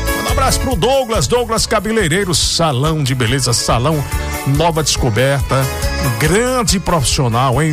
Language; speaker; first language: Portuguese; native; Portuguese